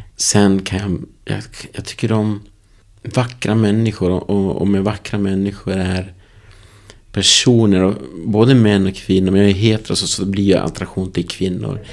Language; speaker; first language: Swedish; early bilingual, other home language; Spanish